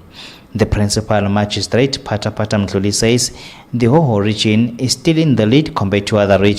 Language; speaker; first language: English; non-native, local second language; Swati